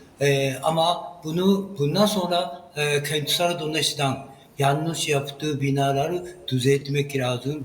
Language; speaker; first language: Turkish; non-native, learner; Japanese